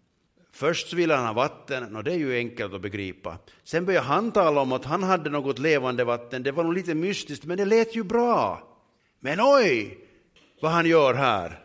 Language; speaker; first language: Swedish; native; Swedish